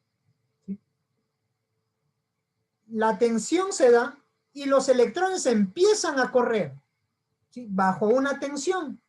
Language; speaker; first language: Spanish; native; Spanish